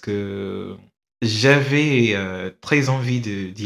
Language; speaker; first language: French; non-native, fluent; English